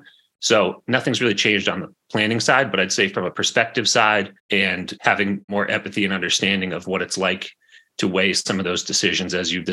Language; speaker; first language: English; native; English